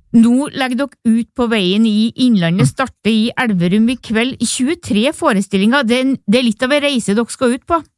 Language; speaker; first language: Norwegian; native; Norwegian